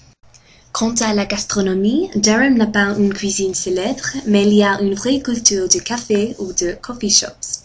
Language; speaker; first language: French; non-native, fluent; English